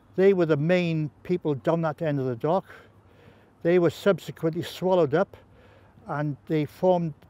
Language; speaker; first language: English; native; English